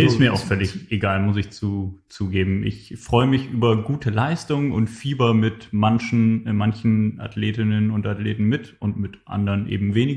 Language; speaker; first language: German; native; German